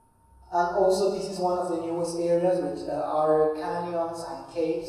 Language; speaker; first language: English; non-native, fluent; Spanish